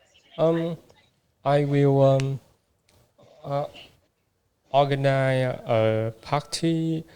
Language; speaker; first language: English; non-native, learner; Vietnamese